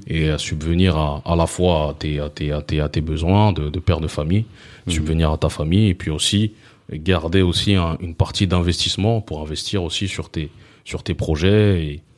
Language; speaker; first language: French; early bilingual, other home language; Lingala